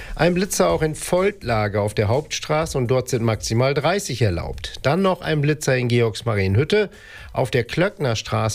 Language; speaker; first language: German; native; German